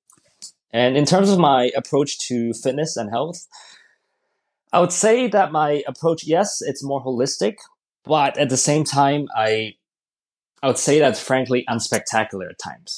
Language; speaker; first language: English; non-native, local second language; Cantonese